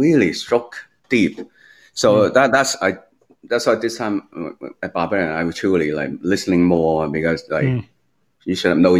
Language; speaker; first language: English; non-native, local second language; Cantonese